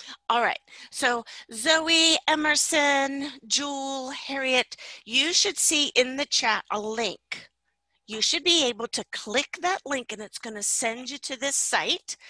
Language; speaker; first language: English; native; English